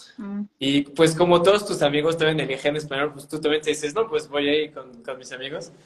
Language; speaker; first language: Spanish; non-native, fluent; French